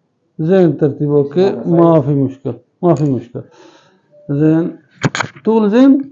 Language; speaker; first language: Arabic; non-native, learner; Urdu